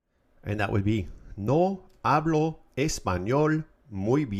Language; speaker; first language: Spanish; non-native, fluent; English